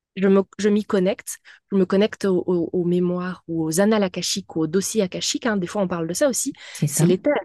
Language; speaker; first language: French; native; French